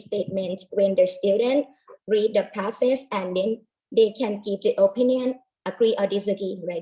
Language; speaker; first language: English; non-native, learner; Thai